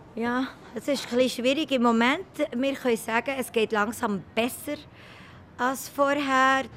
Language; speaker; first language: German; non-native, fluent; Spanish